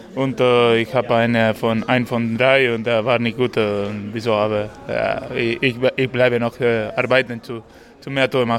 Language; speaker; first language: German; non-native, learner; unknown